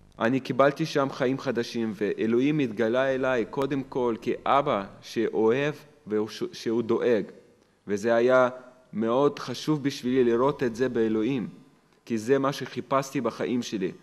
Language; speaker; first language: Hebrew; non-native, fluent; Russian